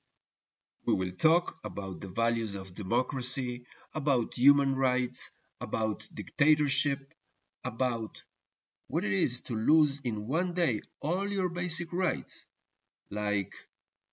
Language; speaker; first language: English; early bilingual, other home language; Spanish